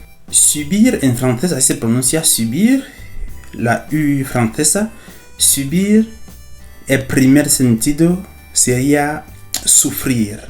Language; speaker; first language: Spanish; non-native, fluent; French